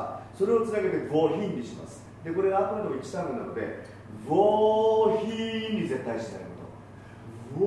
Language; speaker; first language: Japanese; native; Japanese